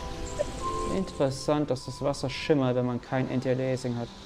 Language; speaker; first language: German; native; German